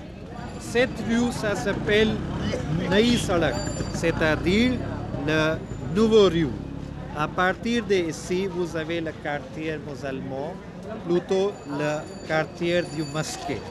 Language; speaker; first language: French; non-native, fluent; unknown